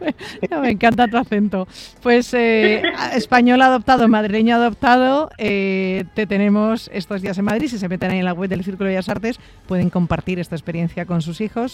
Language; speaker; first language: Spanish; native; Spanish